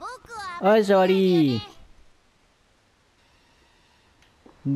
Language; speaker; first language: Japanese; native; Japanese